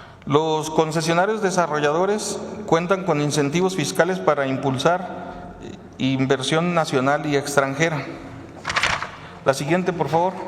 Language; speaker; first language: Spanish; native; Spanish